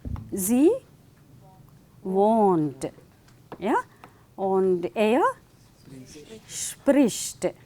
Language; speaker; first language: German; non-native, fluent; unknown